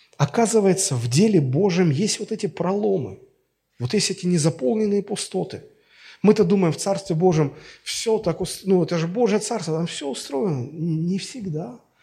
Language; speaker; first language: Russian; native; Russian